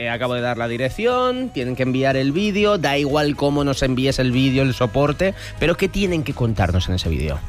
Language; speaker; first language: Spanish; native; Spanish